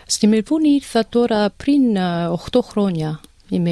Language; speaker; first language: Greek; early bilingual, heritage; English